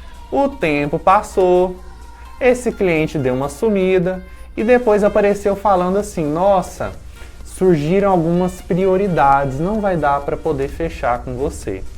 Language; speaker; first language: Portuguese; native; Portuguese